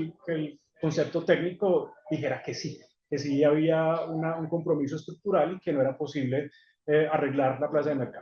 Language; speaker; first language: Spanish; native; Spanish